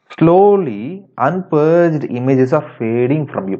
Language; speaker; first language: English; non-native, local second language; Tamil